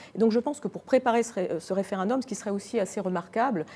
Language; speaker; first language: French; native; French